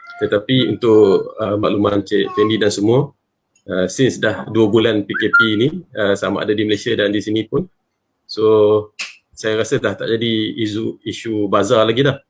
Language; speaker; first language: Malay; native; Malay